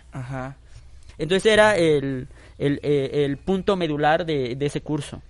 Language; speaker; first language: Spanish; non-native, local second language; Tzotzil